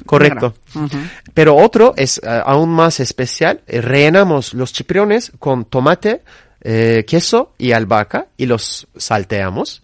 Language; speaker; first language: Spanish; non-native, fluent; Turkish